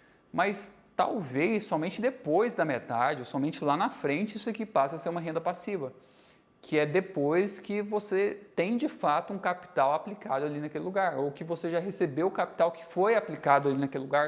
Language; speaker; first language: Portuguese; native; Portuguese